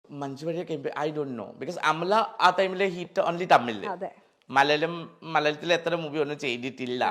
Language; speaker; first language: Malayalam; non-native, fluent; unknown